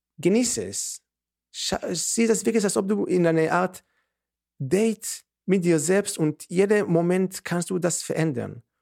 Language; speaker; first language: German; non-native, fluent; Hebrew